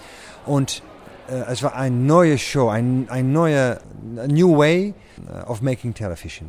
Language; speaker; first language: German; non-native, learner; Dutch